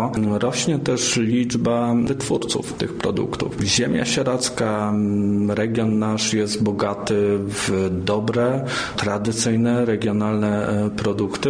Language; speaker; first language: Polish; native; Polish